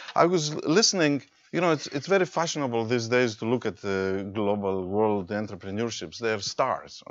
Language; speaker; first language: English; non-native, fluent; Greek